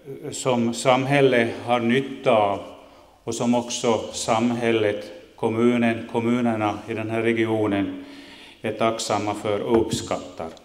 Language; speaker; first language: Swedish; native; Swedish